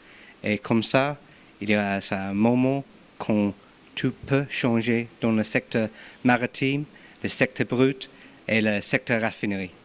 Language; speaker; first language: French; non-native, fluent; English